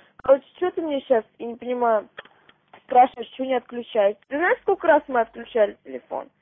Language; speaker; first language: Russian; native; Russian